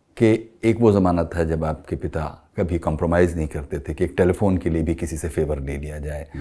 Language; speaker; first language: Hindi; native; Hindi